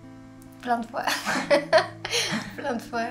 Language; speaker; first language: French; native; French